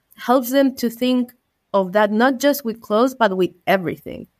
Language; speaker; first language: English; non-native, fluent; Spanish